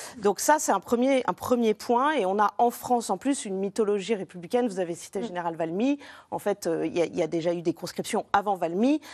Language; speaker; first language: French; native; French